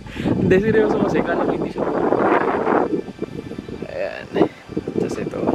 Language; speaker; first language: Filipino; native; Filipino